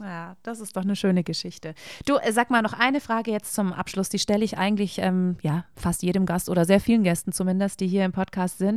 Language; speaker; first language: German; native; German